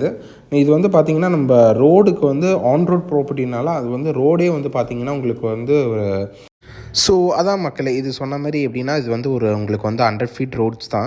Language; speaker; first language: Tamil; native; Tamil